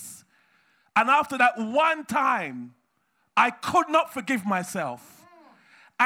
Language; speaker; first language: English; native; English